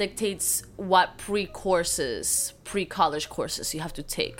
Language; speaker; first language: English; non-native, fluent; Spanish